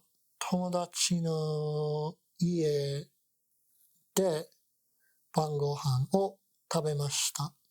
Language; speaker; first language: Japanese; non-native, learner; English